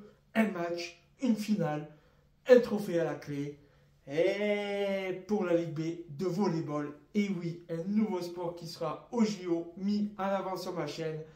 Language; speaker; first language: French; native; French